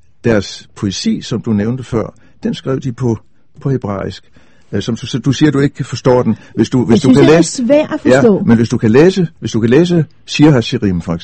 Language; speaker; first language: Danish; native; Danish